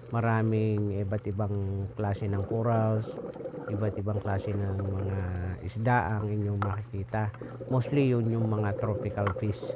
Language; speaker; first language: Filipino; native; Filipino